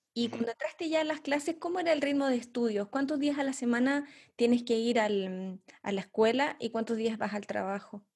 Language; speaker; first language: Spanish; native; Spanish